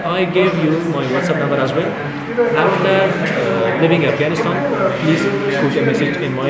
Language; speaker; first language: English; non-native, learner; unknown